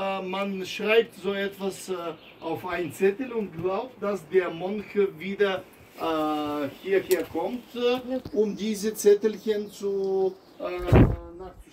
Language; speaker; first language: German; non-native, fluent; Bulgarian